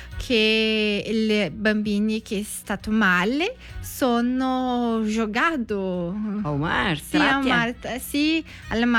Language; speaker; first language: Italian; non-native, learner; Portuguese